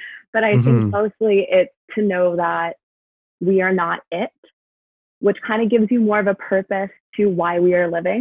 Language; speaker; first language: English; native; English